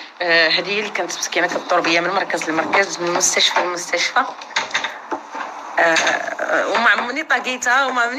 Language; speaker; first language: Arabic; native; Arabic